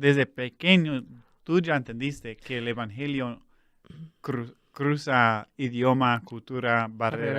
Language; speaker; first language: Spanish; non-native, fluent; English